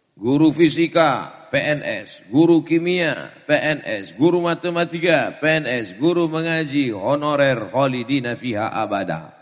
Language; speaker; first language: Indonesian; native; Indonesian